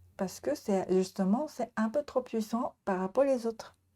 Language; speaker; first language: French; non-native, learner; Japanese